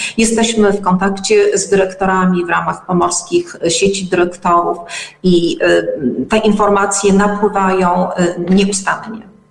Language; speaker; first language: Polish; native; Polish